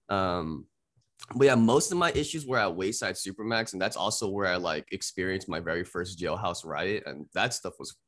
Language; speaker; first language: English; native; English